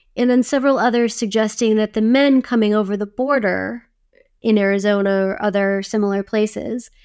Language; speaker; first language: English; native; English